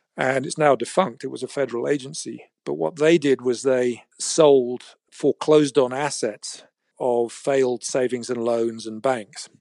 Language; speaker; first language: English; native; English